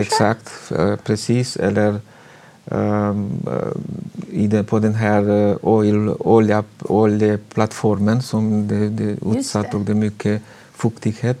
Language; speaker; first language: Swedish; non-native, fluent; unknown